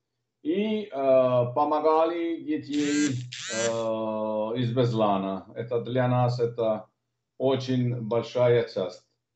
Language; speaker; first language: Russian; non-native, learner; Italian